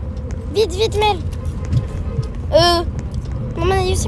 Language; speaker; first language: French; native; French